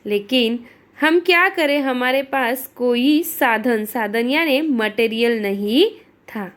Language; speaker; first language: Hindi; non-native, local second language; Marathi